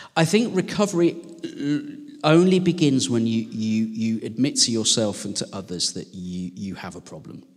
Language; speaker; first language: English; native; English